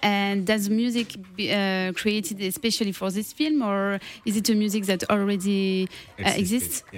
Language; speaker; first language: English; non-native, learner; French